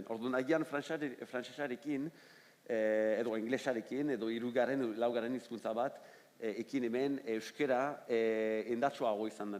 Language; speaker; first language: Basque; non-native, fluent; French